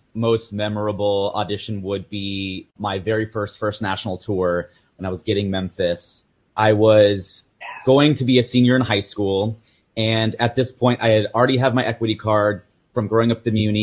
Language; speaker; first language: English; native; English